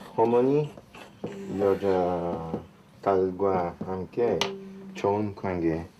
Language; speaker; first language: Korean; non-native, learner; Italian